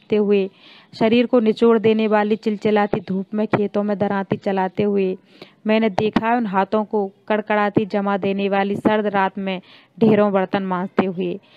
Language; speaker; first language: Hindi; native; Hindi